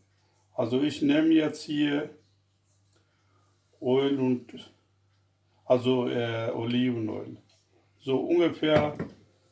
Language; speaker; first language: German; non-native, fluent; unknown